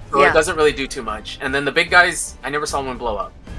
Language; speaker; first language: English; native; English